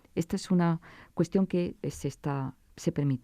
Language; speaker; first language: Spanish; native; Spanish